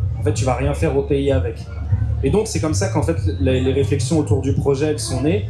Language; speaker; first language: French; native; French